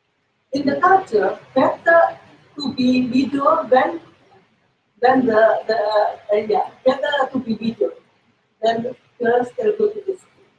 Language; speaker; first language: English; non-native, learner; Indonesian